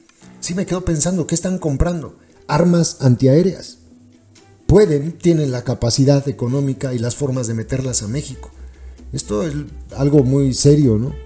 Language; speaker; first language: Spanish; native; Spanish